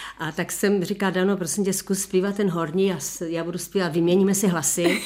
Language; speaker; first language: Czech; native; Czech